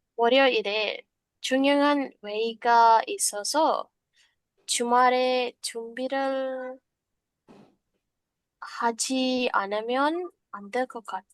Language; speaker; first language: Korean; non-native, learner; Sinhala